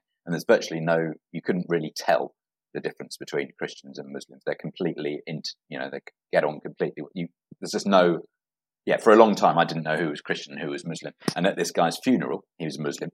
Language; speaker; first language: English; native; English